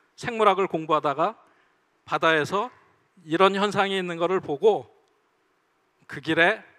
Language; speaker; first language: Korean; native; Korean